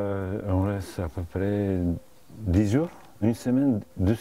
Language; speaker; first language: French; non-native, fluent; Bulgarian